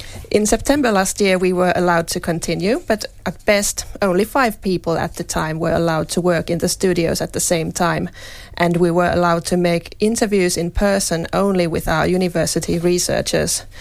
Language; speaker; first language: English; non-native, fluent; Finnish